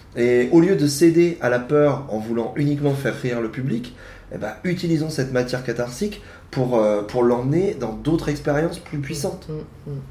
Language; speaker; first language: French; native; French